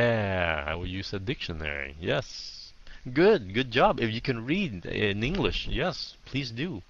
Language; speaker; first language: English; early bilingual, heritage; Vietnamese